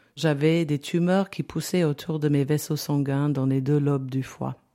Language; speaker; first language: French; non-native, fluent; English